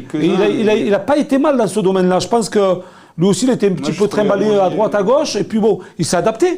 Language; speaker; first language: French; native; French